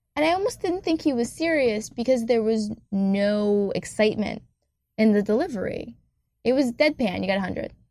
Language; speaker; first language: English; native; English